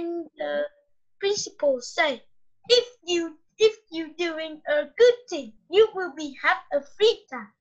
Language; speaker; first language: English; non-native, learner; Vietnamese